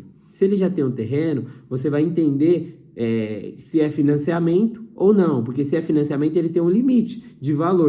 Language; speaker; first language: Portuguese; native; Portuguese